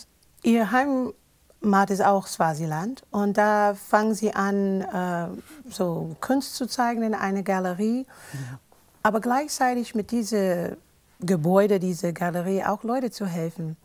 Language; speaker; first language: German; non-native, fluent; English